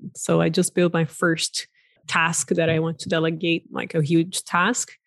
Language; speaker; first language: English; non-native, fluent; Portuguese